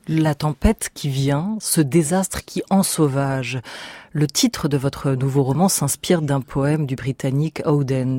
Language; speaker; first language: French; native; French